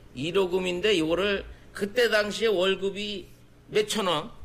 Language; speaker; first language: Korean; native; Korean